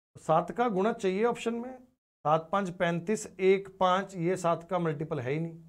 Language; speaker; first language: Hindi; native; Hindi